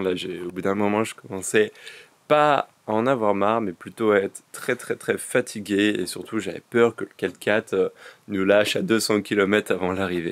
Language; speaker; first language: French; native; French